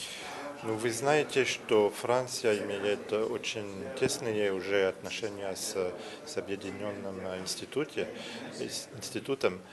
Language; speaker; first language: Russian; non-native, learner; French